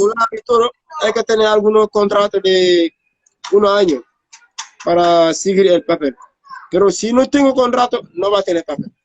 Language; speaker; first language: Spanish; non-native, learner; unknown